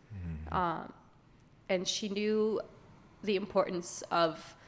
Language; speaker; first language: English; early bilingual, other home language; Hebrew